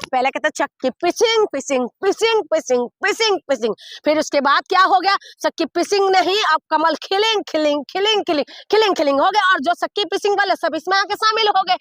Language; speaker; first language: Hindi; non-native, local second language; Assamese